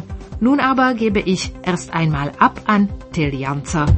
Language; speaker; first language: German; native; German